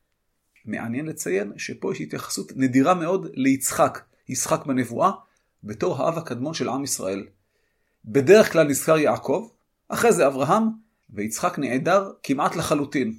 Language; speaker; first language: Hebrew; native; Hebrew